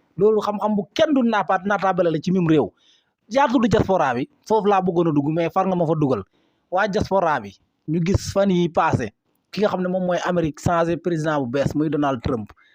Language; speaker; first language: Wolof; native; Wolof